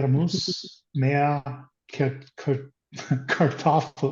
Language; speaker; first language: German; non-native, learner; English